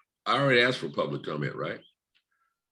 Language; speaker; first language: English; native; English